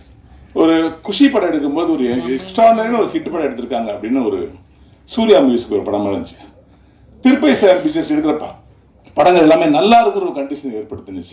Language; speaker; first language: Tamil; native; Tamil